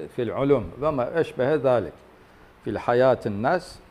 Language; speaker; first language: Arabic; non-native, fluent; Turkish